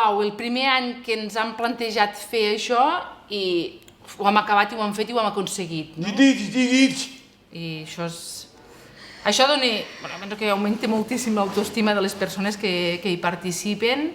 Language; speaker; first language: Catalan; native; Catalan